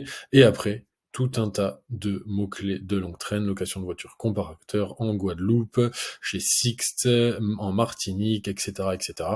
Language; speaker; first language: French; native; French